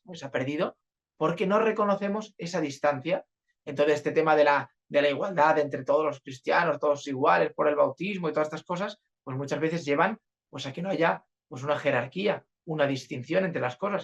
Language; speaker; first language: Spanish; native; Spanish